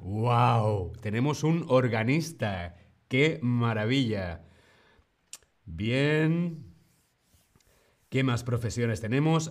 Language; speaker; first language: Spanish; non-native, fluent; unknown